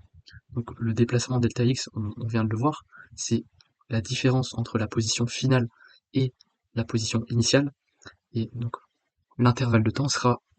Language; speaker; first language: French; native; French